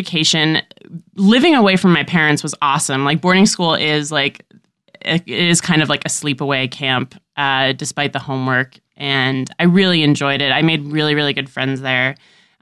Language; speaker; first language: English; native; English